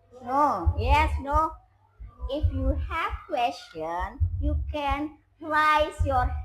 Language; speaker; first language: English; non-native, learner; Indonesian